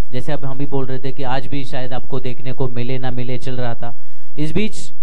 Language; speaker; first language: Hindi; non-native, local second language; Marathi